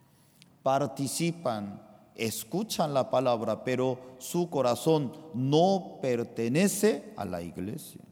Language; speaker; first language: Spanish; non-native, fluent; Korean